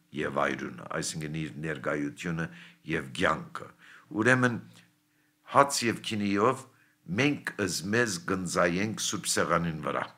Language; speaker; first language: Armenian; early bilingual, heritage; Armenian